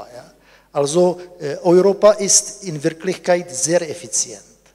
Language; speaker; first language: German; non-native, fluent; Czech